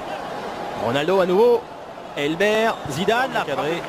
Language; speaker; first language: French; native; French